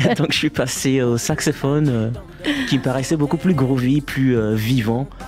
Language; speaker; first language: French; non-native, fluent; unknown